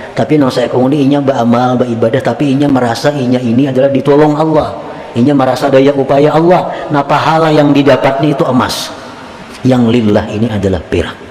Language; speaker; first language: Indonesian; non-native, local second language; Banjar